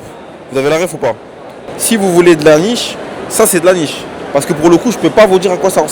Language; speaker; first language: French; native; French